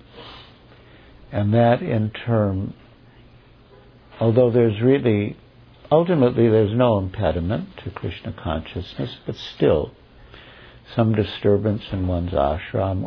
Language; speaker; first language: English; native; English